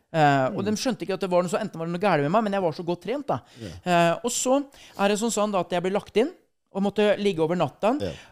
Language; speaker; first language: Norwegian; native; Norwegian